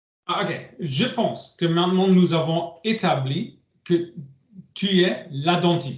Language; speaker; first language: French; non-native, learner; English